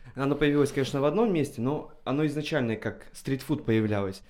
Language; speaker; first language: Russian; native; Russian